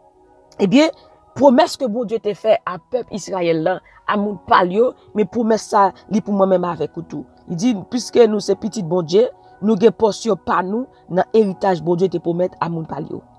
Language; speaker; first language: French; non-native, local second language; Haitian Creole